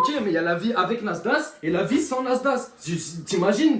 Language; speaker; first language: French; native; French